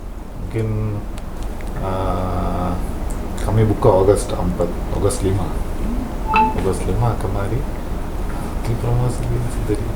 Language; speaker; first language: Indonesian; non-native, local second language; Malayalam